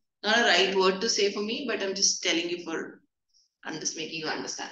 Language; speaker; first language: English; non-native, local second language; Hindi